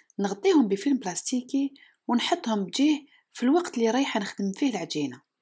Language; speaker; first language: Arabic; native; Arabic